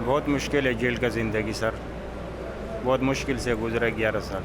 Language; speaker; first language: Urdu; non-native, local second language; Pashto